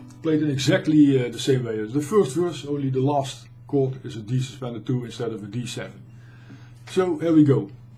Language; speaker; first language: English; non-native, fluent; Dutch